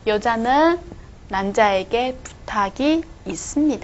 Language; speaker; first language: Korean; non-native, fluent; Chinese